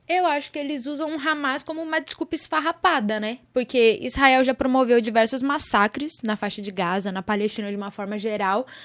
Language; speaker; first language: Portuguese; early bilingual, other home language; Arabic